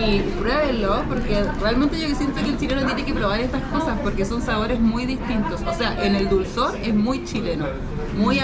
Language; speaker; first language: Spanish; native; Spanish